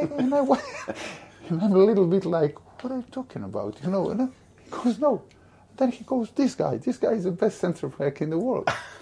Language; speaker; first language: English; non-native, fluent; Croatian